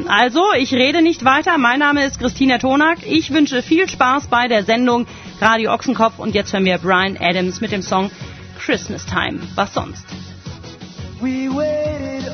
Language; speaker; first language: German; native; German